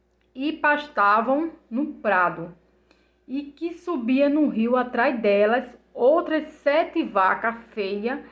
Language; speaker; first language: Portuguese; native; Portuguese